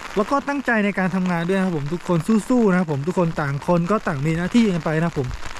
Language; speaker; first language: Thai; native; Thai